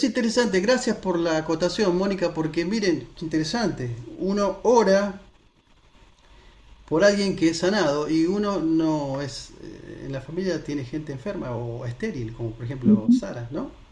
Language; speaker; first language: Spanish; native; Spanish